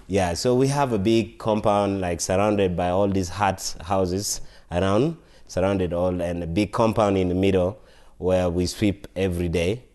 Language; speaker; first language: English; non-native, local second language; Acoli